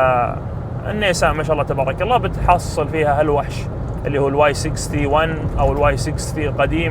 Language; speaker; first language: Arabic; native; Arabic